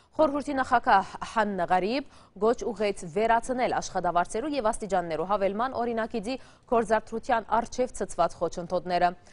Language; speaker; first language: Armenian; early bilingual, heritage; Armenian